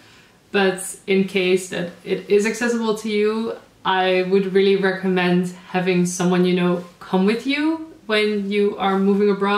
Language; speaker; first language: English; non-native, fluent; Dutch